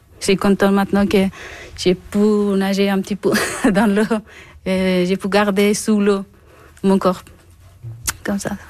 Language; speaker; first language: French; non-native, learner; Persian